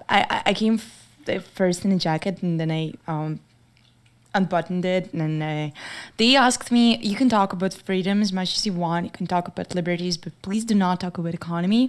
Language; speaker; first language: English; non-native, fluent; Russian